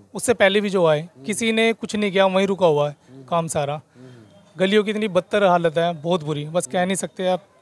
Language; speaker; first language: Hindi; native; Hindi